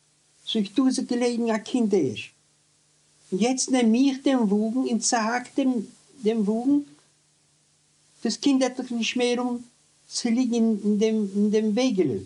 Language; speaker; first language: German; non-native, learner; Yiddish